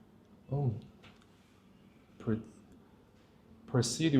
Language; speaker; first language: English; non-native, learner; Chinese